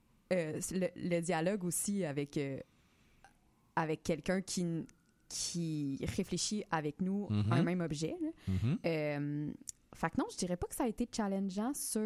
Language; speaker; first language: French; native; French